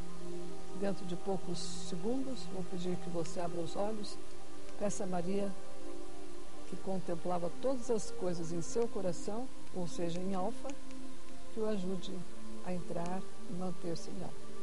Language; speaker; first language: Portuguese; native; Portuguese